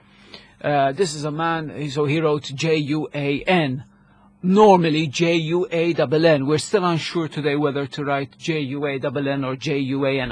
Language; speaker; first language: English; non-native, local second language; Maltese